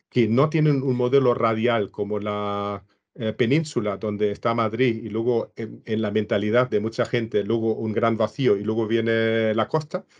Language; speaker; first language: Spanish; non-native, fluent; German